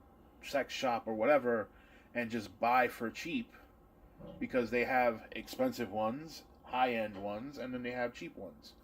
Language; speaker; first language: English; native; English